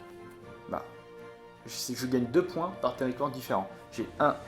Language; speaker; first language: French; native; French